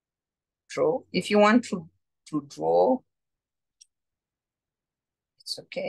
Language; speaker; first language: English; non-native, learner; Spanish